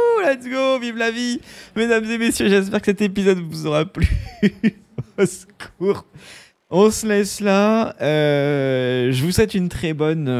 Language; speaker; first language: French; native; French